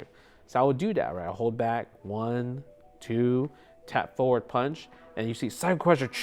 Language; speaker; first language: English; native; English